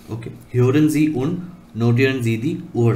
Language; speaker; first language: German; non-native, learner; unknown